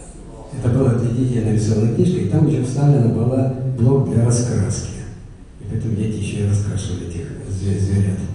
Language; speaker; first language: Russian; native; Russian